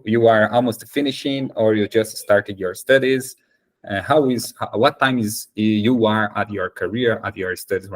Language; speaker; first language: English; non-native, fluent; Portuguese